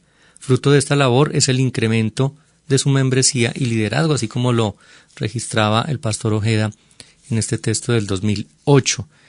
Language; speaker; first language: Spanish; native; Spanish